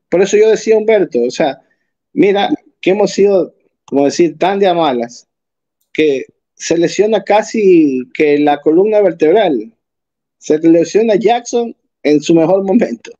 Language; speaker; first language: Spanish; native; Spanish